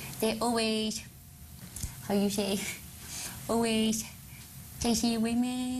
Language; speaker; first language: English; non-native, learner; Dutch